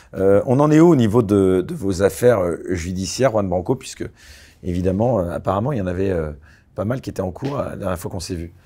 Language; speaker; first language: French; native; French